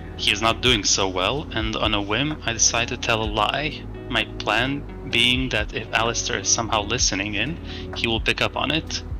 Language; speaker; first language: English; non-native, fluent; Greek